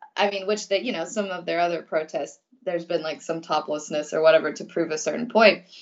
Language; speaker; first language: English; early bilingual, other home language; Russian